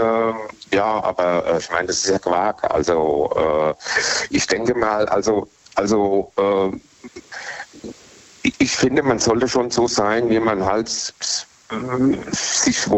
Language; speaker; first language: German; native; German